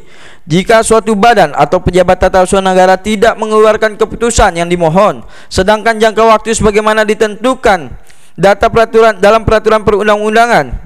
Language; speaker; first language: Indonesian; native; Indonesian